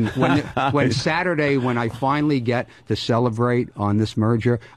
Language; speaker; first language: English; native; English